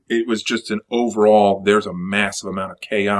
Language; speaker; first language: English; native; English